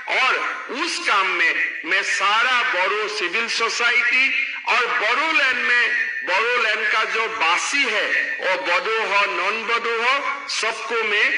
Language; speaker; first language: Hindi; non-native, local second language; Assamese